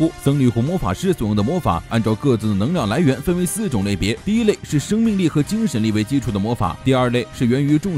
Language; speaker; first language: Chinese; native; Chinese